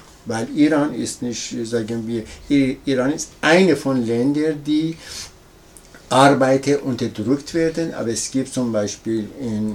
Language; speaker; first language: German; non-native, learner; Persian